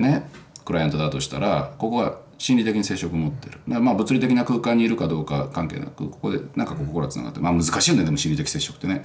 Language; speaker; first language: Japanese; native; Japanese